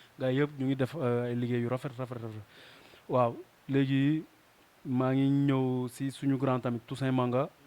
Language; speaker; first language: Wolof; non-native, local second language; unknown